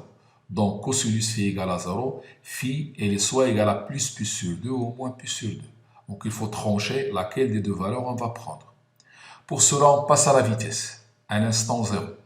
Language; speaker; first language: French; non-native, local second language; Arabic